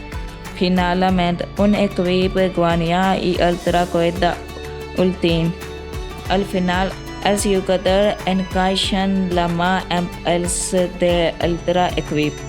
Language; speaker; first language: Catalan; non-native, learner; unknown